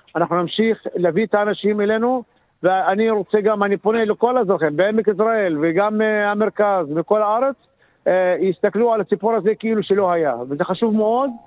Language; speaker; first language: Hebrew; non-native, local second language; Arabic